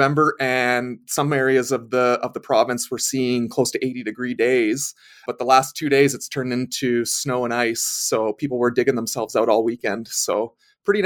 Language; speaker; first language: English; native; English